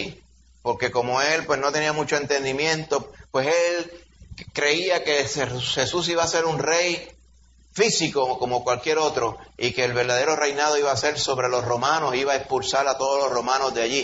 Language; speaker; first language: Spanish; native; Spanish